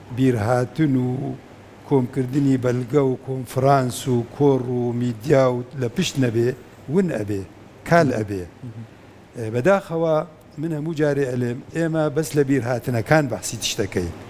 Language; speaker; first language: Central Kurdish; non-native, local second language; Kurdish